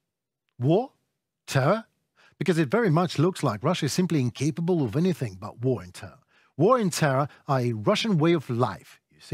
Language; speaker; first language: English; non-native, fluent; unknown